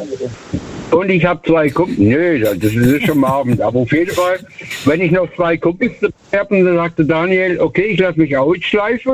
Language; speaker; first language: German; native; German